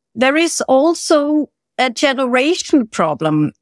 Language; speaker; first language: English; non-native, fluent; German